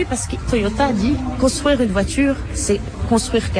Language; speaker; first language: French; native; French